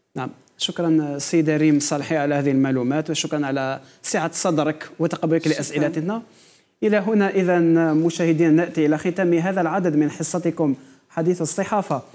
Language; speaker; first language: Arabic; non-native, local second language; Kabyle